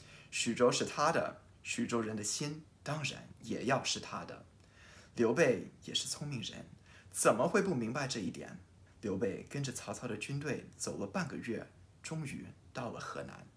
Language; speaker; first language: Chinese; early bilingual, heritage; Chinese